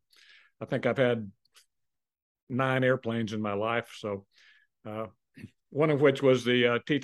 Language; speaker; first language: English; native; English